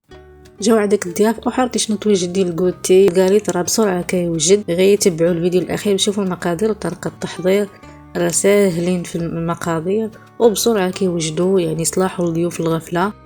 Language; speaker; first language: Arabic; native; Arabic